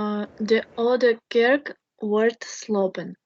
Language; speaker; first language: Dutch; non-native, learner; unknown